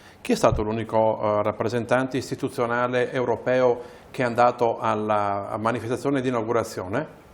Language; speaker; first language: Italian; native; Italian